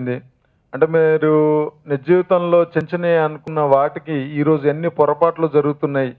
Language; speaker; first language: Telugu; native; Telugu